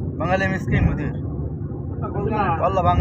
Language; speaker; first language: Arabic; non-native, learner; Bangla